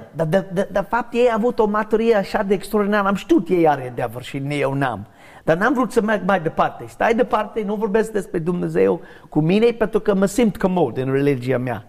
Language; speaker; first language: Romanian; non-native, learner; English